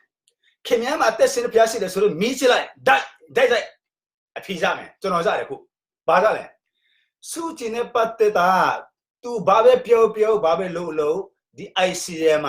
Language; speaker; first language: Burmese; non-native, local second language; Tedim Chin